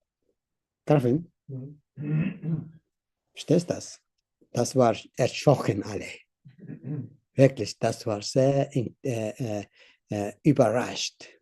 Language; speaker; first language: German; non-native, learner; Tibetan